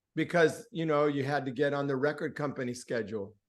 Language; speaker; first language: English; early bilingual, other home language; Spanish